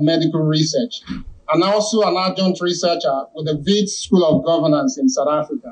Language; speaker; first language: English; non-native, local second language; Yoruba